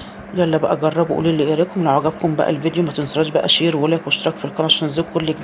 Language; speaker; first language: Arabic; native; Arabic